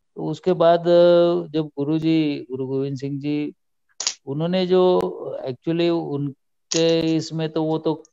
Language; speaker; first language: Hindi; non-native, local second language; Marathi